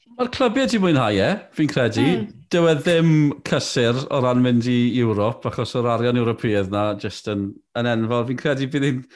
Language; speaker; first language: Welsh; native; Welsh